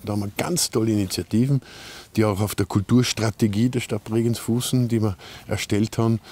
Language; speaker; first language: German; native; German